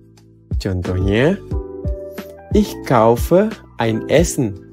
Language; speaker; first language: German; non-native, fluent; Indonesian